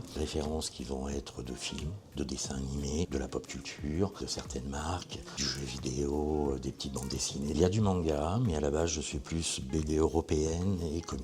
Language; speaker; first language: French; native; French